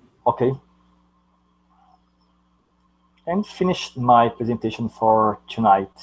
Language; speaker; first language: English; non-native, learner; Portuguese